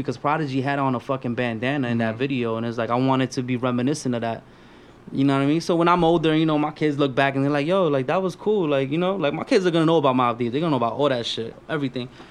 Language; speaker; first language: English; early bilingual, other home language; Spanish